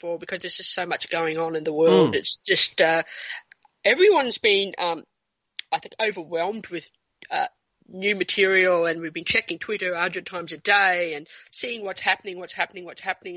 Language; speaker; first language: English; native; English